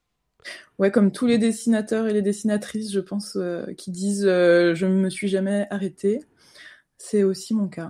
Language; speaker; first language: French; native; French